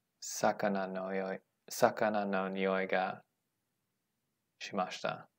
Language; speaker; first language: Japanese; non-native, learner; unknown